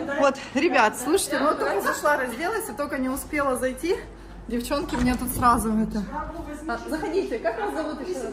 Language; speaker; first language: Russian; native; Russian